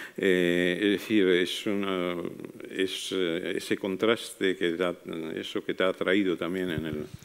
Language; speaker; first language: Spanish; native; Spanish